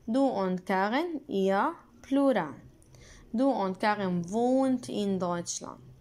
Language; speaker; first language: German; non-native, learner; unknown